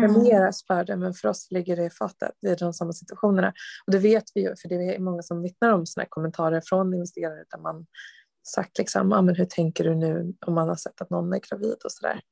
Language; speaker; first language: Swedish; native; Swedish